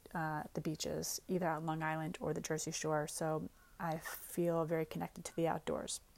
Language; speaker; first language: English; native; English